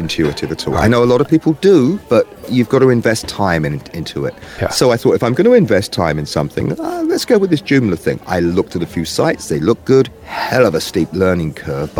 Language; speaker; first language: English; native; English